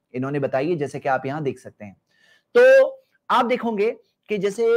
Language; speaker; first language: Hindi; non-native, local second language; Urdu